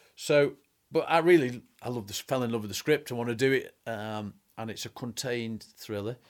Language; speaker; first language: English; native; English